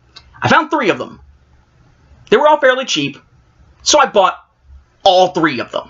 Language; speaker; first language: English; native; English